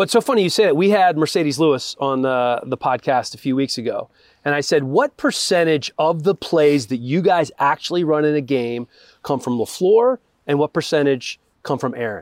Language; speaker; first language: English; native; English